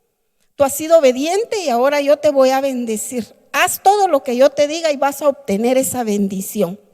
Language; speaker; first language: Spanish; native; Spanish